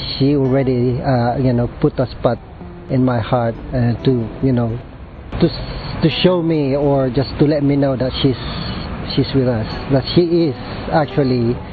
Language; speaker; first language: English; non-native, local second language; Filipino